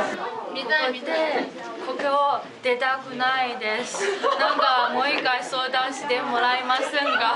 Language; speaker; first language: Japanese; non-native, learner; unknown